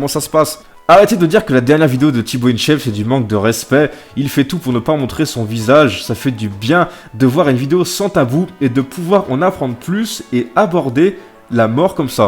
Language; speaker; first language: French; native; French